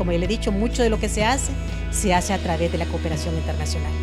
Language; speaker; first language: Spanish; native; Spanish